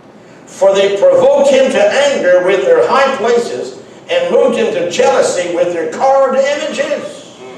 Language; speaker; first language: English; native; English